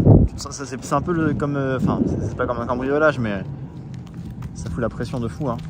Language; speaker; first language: French; native; French